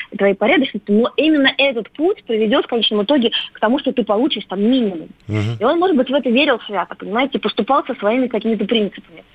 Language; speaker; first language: Russian; native; Russian